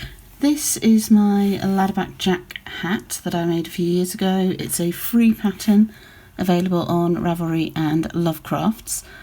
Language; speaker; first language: English; native; English